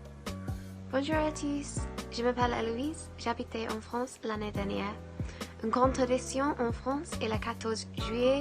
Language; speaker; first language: French; non-native, fluent; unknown